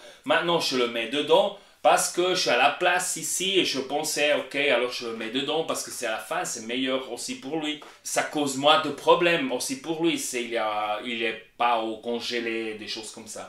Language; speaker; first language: French; non-native, learner; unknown